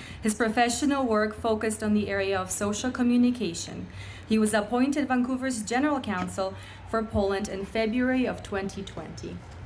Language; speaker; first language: English; early bilingual, other home language; Polish